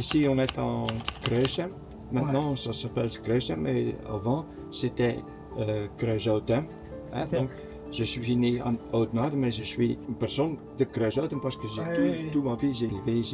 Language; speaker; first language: French; non-native, local second language; Dutch